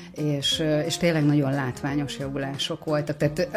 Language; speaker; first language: Hungarian; native; Hungarian